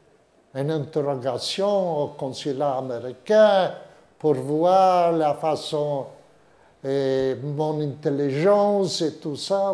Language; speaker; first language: French; non-native, fluent; Yiddish